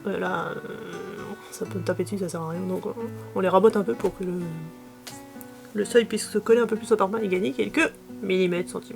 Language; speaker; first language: French; native; French